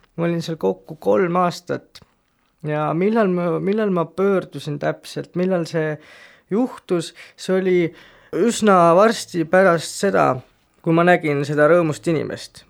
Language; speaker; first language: Estonian; native; Estonian